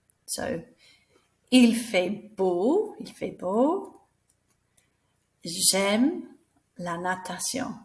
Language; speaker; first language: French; non-native, fluent; English